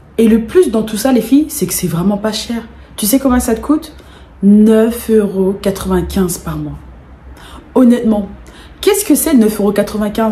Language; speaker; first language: French; native; French